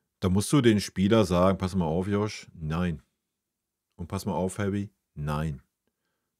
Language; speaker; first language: German; native; German